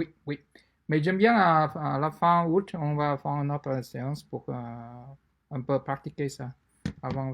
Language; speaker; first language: French; non-native, fluent; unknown